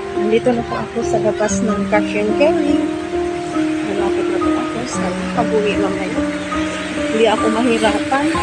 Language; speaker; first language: Filipino; native; Filipino